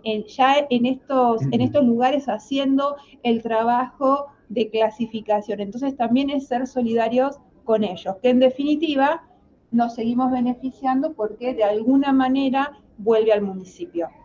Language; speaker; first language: Spanish; native; Spanish